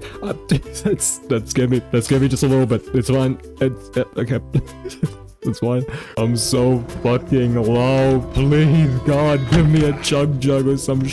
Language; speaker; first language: English; native; English